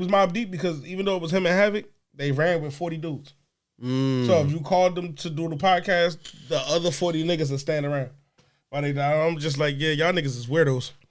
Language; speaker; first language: English; native; English